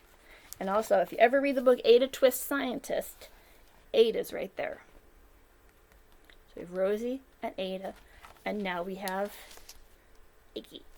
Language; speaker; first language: English; native; English